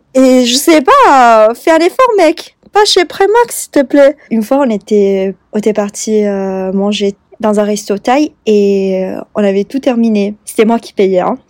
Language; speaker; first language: French; non-native, fluent; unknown